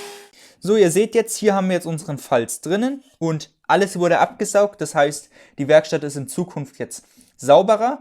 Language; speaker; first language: German; native; German